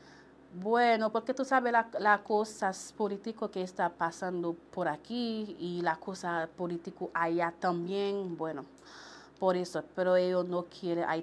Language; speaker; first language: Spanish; non-native, local second language; Haitian Creole